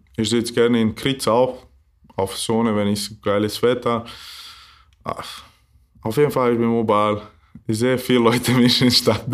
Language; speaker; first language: German; non-native, learner; Bosnian